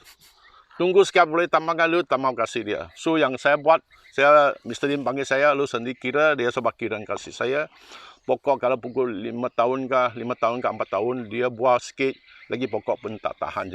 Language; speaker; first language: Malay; non-native, local second language; Chinese